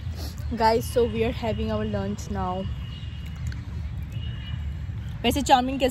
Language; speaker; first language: Hindi; non-native, local second language; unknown